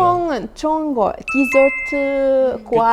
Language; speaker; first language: Korean; non-native, learner; Arabic